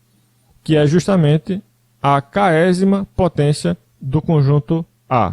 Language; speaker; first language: Portuguese; native; Portuguese